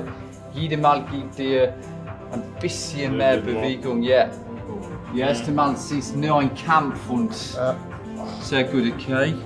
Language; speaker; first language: German; non-native, learner; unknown